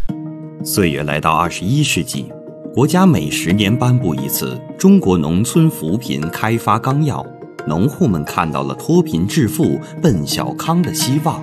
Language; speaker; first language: Chinese; native; Chinese